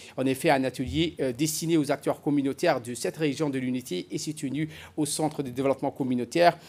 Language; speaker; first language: French; non-native, local second language; Somali